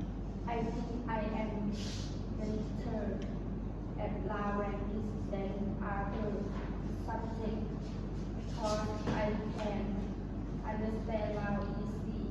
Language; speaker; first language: English; non-native, learner; Lao